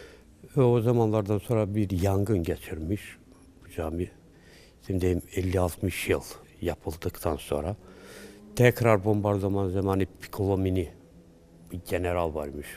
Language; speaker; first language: Turkish; early bilingual, heritage; Turkish